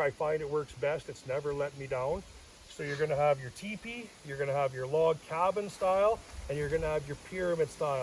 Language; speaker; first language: English; native; English